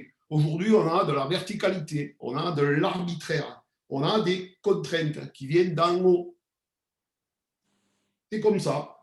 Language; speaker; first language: French; native; French